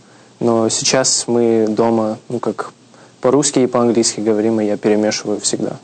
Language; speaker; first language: Russian; early bilingual, heritage; Russian